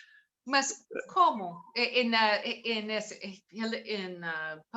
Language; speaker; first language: Portuguese; non-native, learner; English